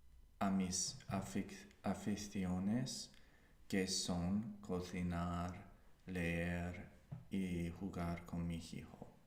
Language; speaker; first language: Spanish; non-native, learner; English